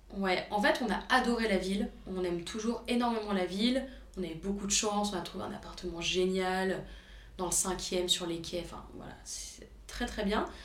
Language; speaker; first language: French; early bilingual, other home language; Romanian